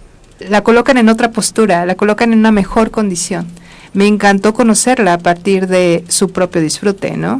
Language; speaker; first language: Spanish; native; Spanish